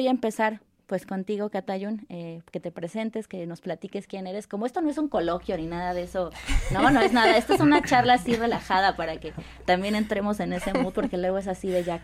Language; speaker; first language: Spanish; native; Spanish